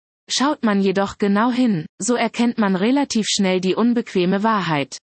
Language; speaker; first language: German; native; German